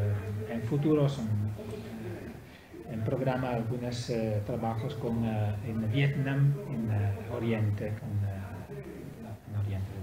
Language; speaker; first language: Spanish; non-native, learner; Italian